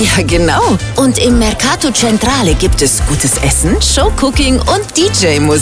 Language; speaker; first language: German; native; German